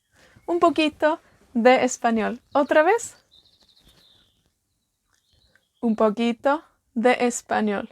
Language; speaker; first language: Spanish; non-native, fluent; Welsh